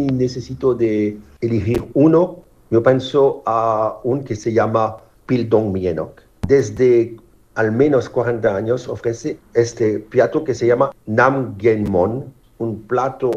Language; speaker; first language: Spanish; non-native, learner; French